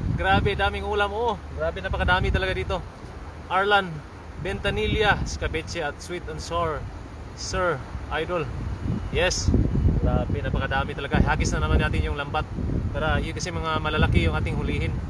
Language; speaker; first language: Filipino; native; Filipino